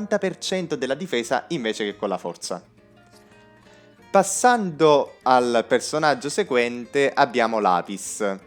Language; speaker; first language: Italian; native; Italian